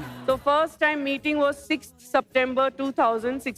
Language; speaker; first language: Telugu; non-native, learner; Kannada